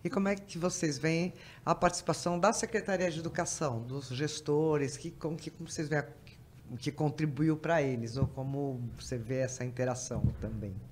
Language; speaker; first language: Portuguese; native; Portuguese